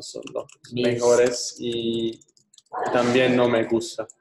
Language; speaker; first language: Spanish; non-native, learner; English